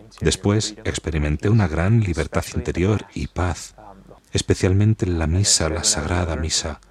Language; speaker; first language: Spanish; non-native, fluent; English